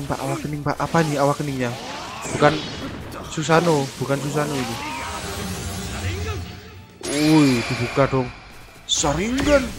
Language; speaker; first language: Indonesian; native; Indonesian